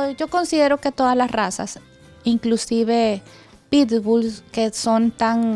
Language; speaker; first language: Spanish; native; Spanish